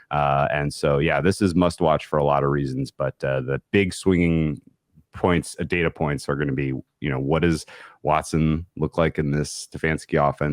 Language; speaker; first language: English; native; English